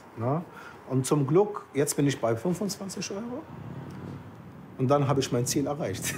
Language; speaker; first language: German; non-native, fluent; Arabic